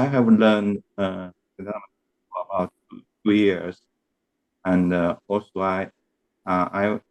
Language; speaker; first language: English; non-native, learner; Chinese